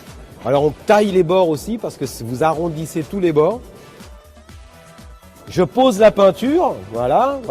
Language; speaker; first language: French; native; French